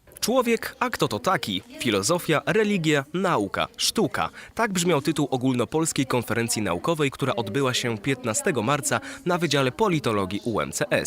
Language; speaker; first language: Polish; native; Polish